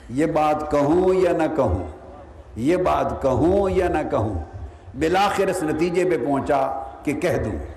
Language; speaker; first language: Urdu; non-native, local second language; Punjabi